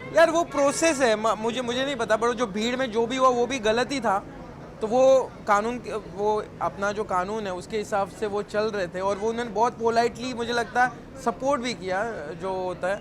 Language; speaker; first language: Hindi; native; Hindi